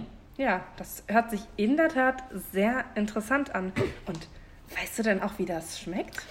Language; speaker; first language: German; native; German